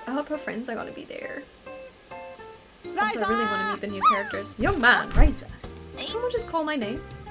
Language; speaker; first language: English; non-native, fluent; German